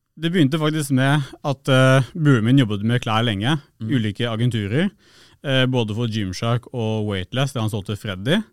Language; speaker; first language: Norwegian; early bilingual, other home language; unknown